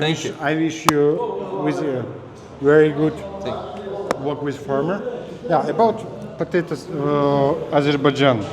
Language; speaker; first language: English; non-native, learner; Russian